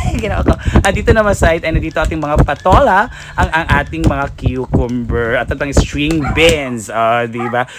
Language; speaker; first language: Filipino; non-native, local second language; Cebuano